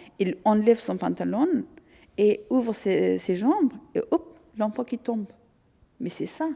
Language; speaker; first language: French; non-native, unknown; Persian